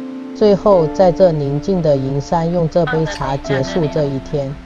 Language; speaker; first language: Chinese; native; Chinese